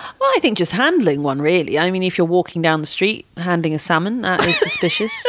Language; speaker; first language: English; native; English